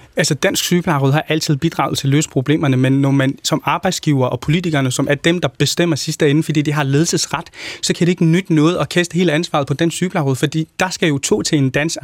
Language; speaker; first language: Danish; non-native, fluent; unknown